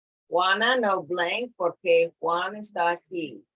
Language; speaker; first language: Spanish; non-native, fluent; English